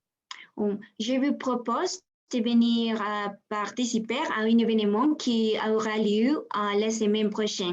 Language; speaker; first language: French; non-native, learner; Spanish